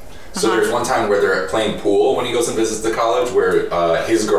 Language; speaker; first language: English; native; English